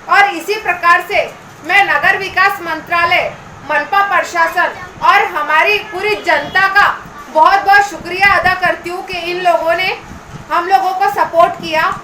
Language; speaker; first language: Hindi; native; Hindi